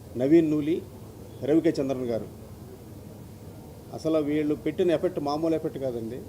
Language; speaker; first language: Telugu; native; Telugu